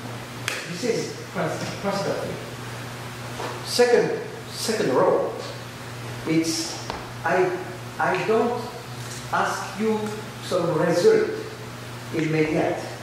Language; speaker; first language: English; non-native, learner; French